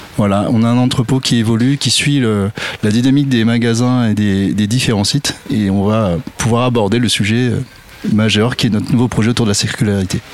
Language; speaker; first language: French; native; French